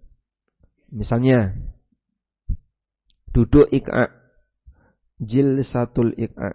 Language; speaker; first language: Indonesian; native; Indonesian